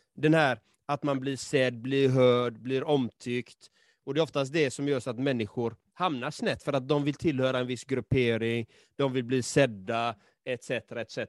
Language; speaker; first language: Swedish; native; Swedish